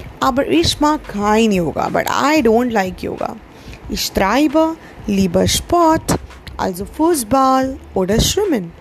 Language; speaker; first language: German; non-native, fluent; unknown